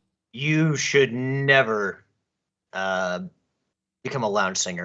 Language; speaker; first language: English; native; English